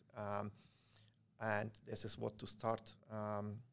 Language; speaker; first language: English; non-native, fluent; Ukrainian